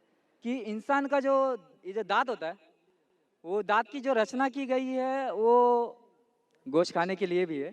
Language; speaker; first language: Hindi; non-native, local second language; Marathi